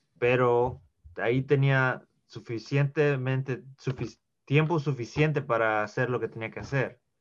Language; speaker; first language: Spanish; early bilingual, heritage; Spanish